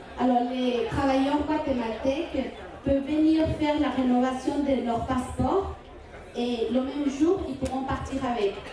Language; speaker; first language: French; non-native, fluent; Spanish